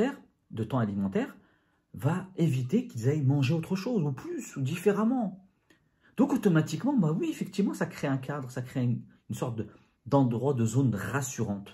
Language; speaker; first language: French; native; French